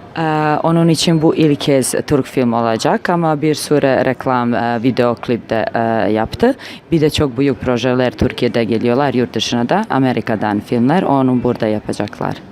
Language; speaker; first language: Turkish; non-native, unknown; Serbian